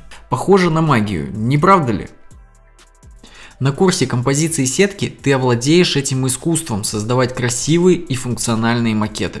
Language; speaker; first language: Russian; native; Russian